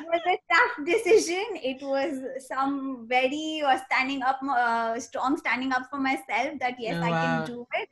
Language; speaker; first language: English; non-native, local second language; Hindi